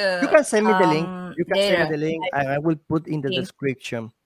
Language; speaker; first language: English; non-native, learner; Spanish